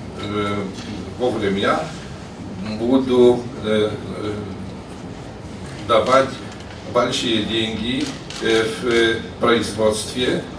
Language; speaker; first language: Russian; non-native, learner; Polish